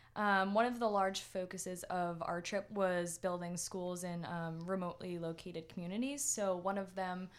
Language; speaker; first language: English; native; English